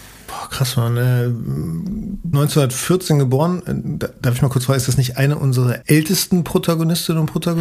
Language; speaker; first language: German; native; German